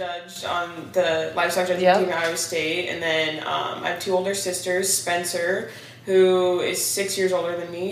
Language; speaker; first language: English; native; English